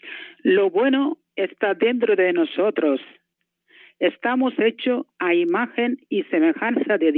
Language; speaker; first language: Spanish; non-native, fluent; Malayalam